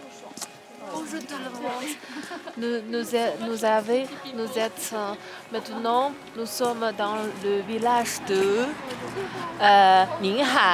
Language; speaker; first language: French; non-native, learner; Chinese